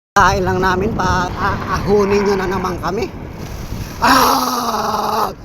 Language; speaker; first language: Filipino; non-native, local second language; Masbatenyo